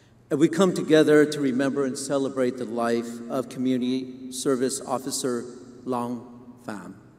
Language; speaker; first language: English; non-native, fluent; Vietnamese